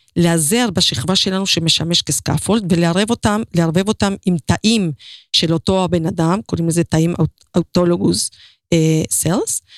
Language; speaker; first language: Hebrew; non-native, fluent; Spanish